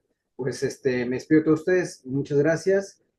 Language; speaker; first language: Spanish; native; Spanish